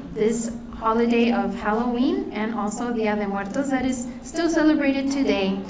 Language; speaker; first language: English; native; English